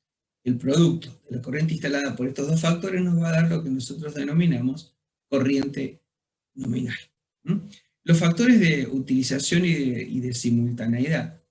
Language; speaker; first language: Spanish; native; Spanish